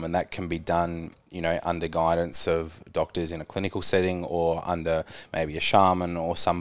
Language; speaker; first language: English; native; English